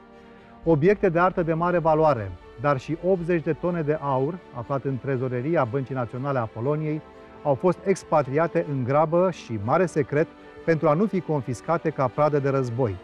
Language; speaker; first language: Romanian; native; Romanian